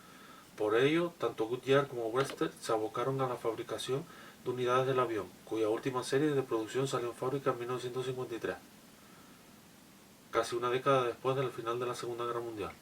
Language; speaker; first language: Spanish; native; Spanish